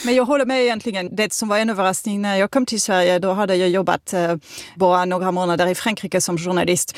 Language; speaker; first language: Swedish; non-native, fluent; French